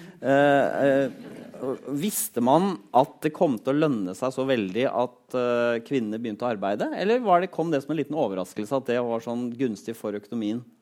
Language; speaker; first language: Norwegian; native; Norwegian